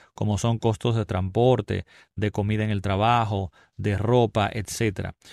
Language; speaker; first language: Spanish; native; Spanish